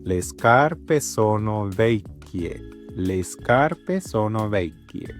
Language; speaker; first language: Italian; non-native, fluent; Sinhala